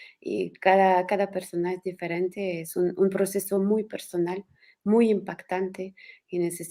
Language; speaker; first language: Spanish; non-native, learner; French